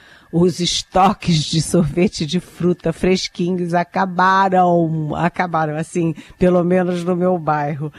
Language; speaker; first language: Portuguese; native; Portuguese